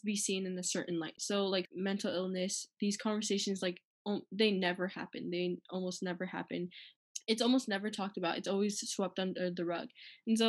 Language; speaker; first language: English; native; English